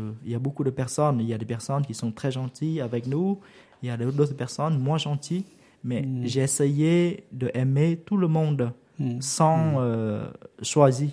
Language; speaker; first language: French; non-native, learner; Vietnamese